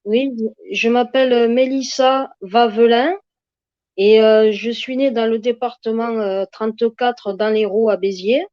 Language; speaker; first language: French; native; French